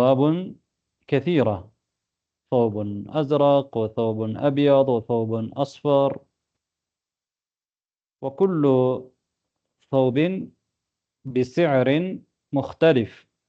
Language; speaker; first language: Arabic; non-native, fluent; Tamil